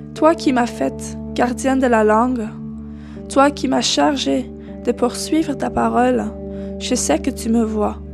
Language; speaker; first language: French; non-native, fluent; Dutch